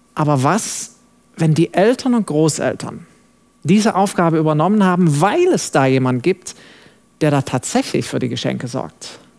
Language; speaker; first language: German; non-native, fluent; English